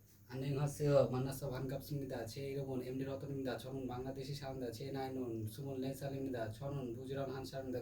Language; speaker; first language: Korean; non-native, learner; Bangla